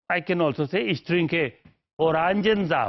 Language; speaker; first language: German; non-native, fluent; Urdu